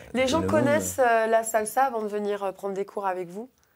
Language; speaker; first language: French; native; French